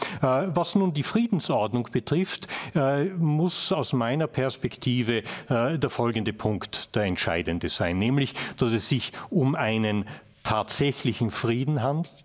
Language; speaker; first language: German; native; German